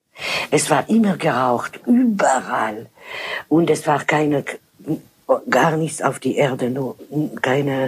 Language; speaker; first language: German; non-native, fluent; French